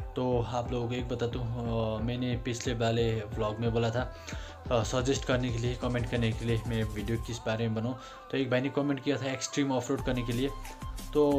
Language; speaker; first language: Hindi; non-native, local second language; Nepali